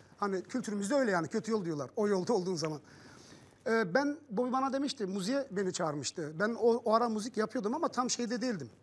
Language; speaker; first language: Turkish; early bilingual, heritage; Turkish